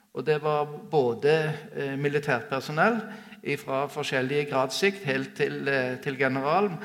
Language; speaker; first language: Norwegian; native; Norwegian